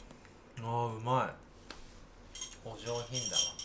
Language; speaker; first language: Japanese; native; Japanese